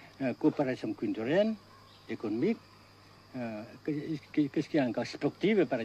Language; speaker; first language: French; non-native, local second language; Vietnamese